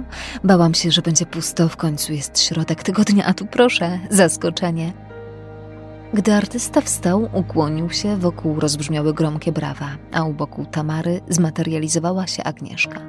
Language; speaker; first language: Polish; native; Polish